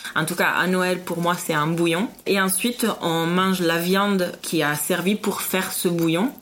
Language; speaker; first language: French; non-native, fluent; Italian